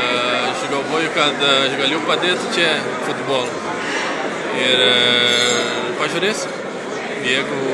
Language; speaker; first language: Lithuanian; non-native, learner; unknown